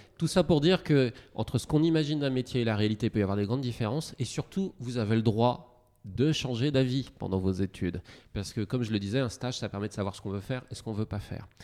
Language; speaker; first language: French; native; French